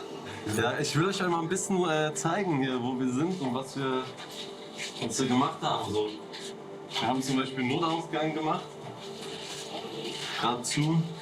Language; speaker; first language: German; native; German